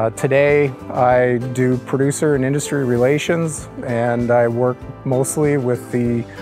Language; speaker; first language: English; native; English